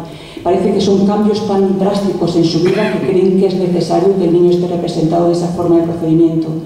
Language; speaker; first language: Spanish; native; Spanish